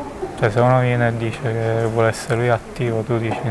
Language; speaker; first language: Italian; native; Italian